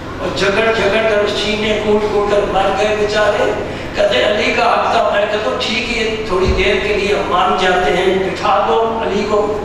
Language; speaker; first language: Urdu; non-native, local second language; Punjabi